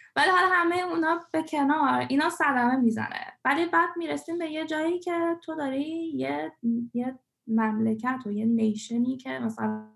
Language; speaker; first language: Persian; early bilingual, heritage; Persian